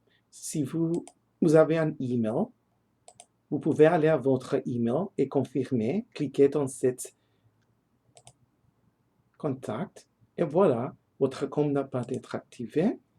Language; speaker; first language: French; non-native, learner; English